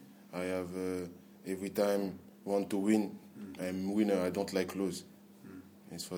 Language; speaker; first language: English; non-native, learner; French